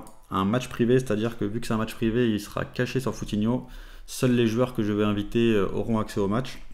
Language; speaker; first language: French; native; French